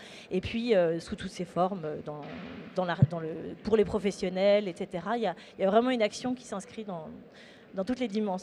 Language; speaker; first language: French; native; French